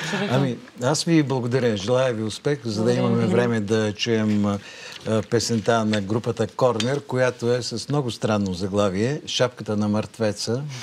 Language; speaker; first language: Bulgarian; native; Bulgarian